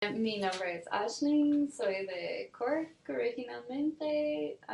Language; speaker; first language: Spanish; non-native, fluent; English